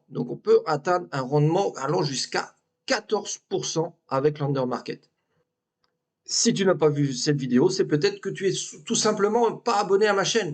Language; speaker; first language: French; native; French